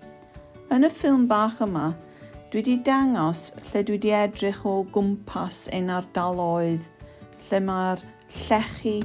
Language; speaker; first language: Welsh; non-native, local second language; English